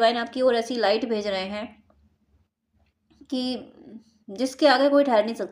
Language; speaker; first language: Hindi; native; Hindi